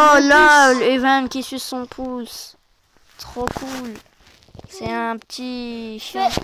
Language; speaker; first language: French; native; French